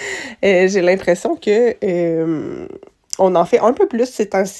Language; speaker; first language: French; native; French